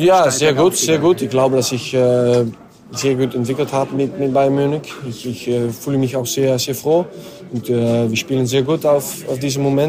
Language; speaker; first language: German; non-native, learner; French